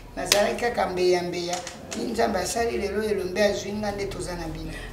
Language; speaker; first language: Lingala; native; Lingala